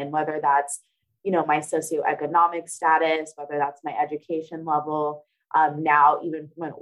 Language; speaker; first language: English; native; English